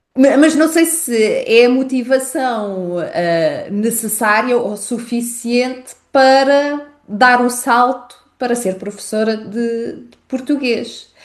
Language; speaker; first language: Portuguese; native; Portuguese